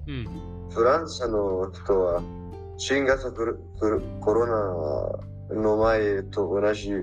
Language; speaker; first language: Japanese; non-native, learner; Arabic